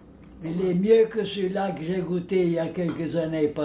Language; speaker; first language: French; early bilingual, heritage; French